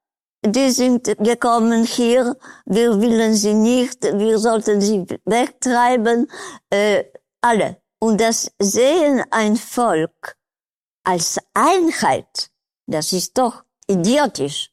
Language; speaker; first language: German; non-native, learner; Polish